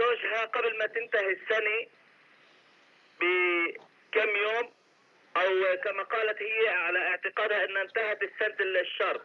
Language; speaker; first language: Arabic; native; Arabic